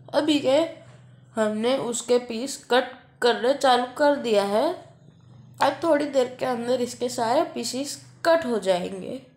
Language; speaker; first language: Hindi; native; Hindi